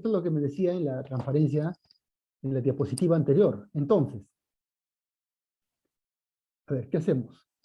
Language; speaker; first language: Spanish; native; Spanish